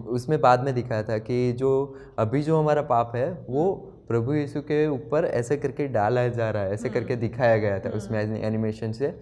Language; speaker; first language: Hindi; non-native, local second language; Gujarati